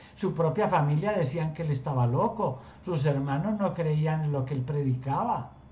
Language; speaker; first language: Spanish; native; Spanish